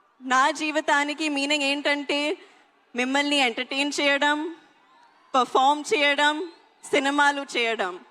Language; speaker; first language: Telugu; non-native, learner; Hindi